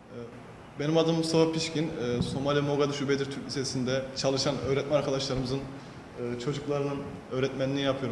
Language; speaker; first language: Turkish; native; Turkish